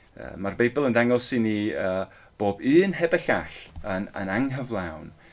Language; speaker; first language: Welsh; non-native, local second language; English